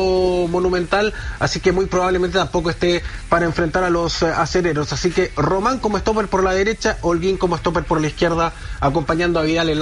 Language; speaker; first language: Spanish; native; Spanish